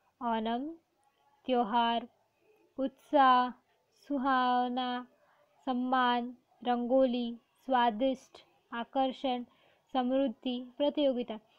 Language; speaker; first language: Hindi; non-native, local second language; Gujarati